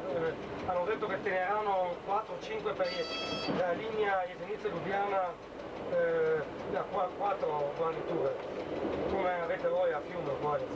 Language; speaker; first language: Italian; non-native, local second language; Croatian